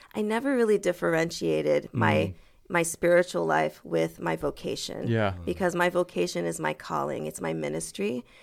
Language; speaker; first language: English; early bilingual, other home language; French